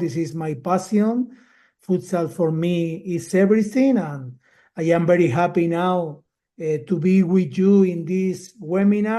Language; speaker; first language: English; non-native, learner; Spanish